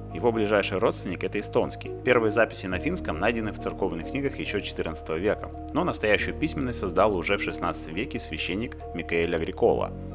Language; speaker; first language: Russian; native; Russian